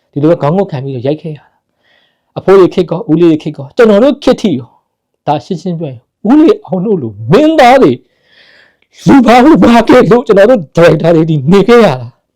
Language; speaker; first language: Burmese; native; Burmese